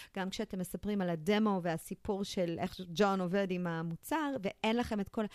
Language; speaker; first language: Hebrew; early bilingual, other home language; English